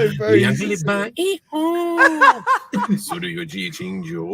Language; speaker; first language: Chinese; non-native, learner; English